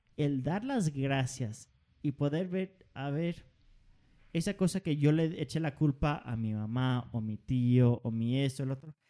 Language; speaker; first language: Spanish; non-native, fluent; Danish